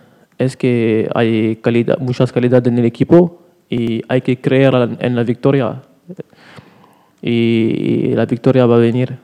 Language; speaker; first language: Spanish; non-native, learner; French